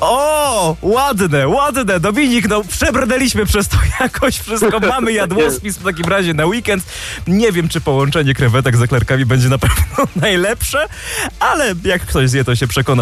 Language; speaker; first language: Polish; native; Polish